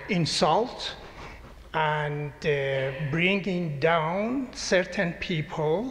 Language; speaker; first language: English; non-native, fluent; Persian